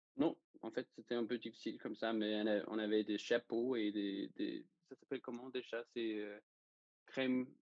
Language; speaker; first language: French; non-native, fluent; Danish